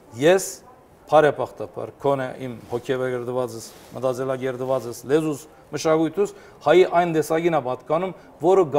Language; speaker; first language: Armenian; early bilingual, heritage; Armenian